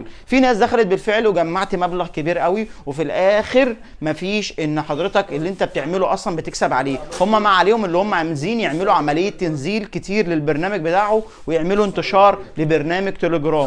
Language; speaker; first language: Arabic; native; Arabic